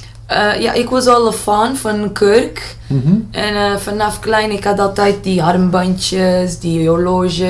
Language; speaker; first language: Dutch; non-native, learner; Portuguese